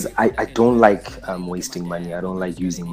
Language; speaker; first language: English; non-native, local second language; Shona